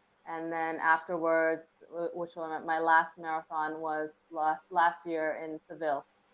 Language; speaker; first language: English; early bilingual, other home language; Thai